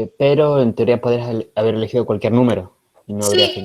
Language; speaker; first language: Spanish; native; Spanish